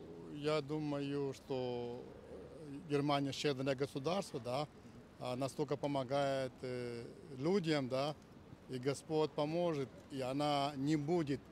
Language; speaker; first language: Russian; non-native, fluent; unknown